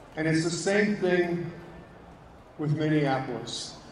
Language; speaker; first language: English; native; English